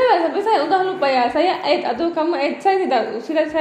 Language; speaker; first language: Indonesian; non-native, learner; Turkish